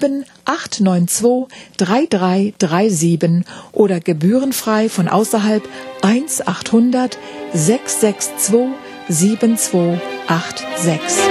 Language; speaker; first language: German; native; German